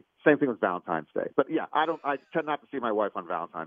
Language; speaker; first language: English; native; English